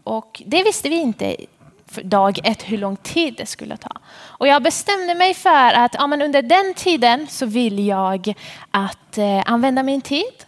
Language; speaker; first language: Swedish; non-native, fluent; Persian